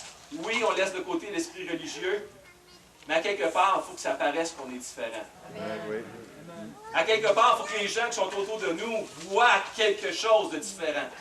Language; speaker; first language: French; native; French